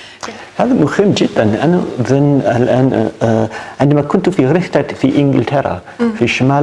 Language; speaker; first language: Arabic; non-native, learner; English